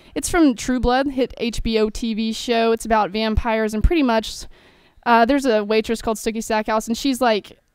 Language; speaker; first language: English; native; English